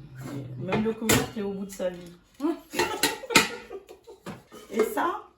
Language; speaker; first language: French; native; French